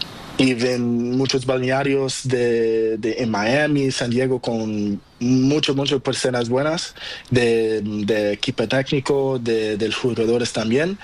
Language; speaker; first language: Spanish; non-native, learner; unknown